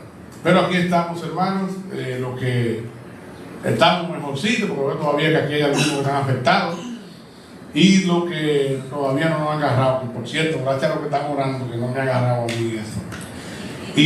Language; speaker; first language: Spanish; native; Spanish